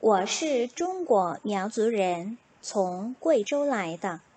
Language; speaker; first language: Chinese; non-native, fluent; Korean